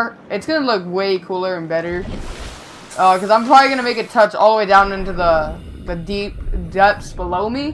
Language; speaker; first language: English; native; English